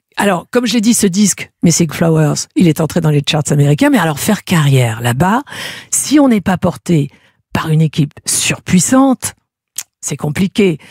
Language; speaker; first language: French; native; French